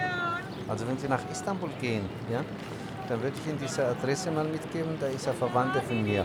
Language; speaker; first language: German; native; German